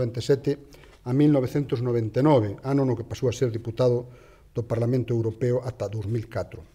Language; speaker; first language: Galician; native; Galician